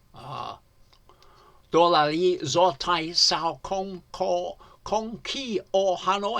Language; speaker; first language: Vietnamese; non-native, learner; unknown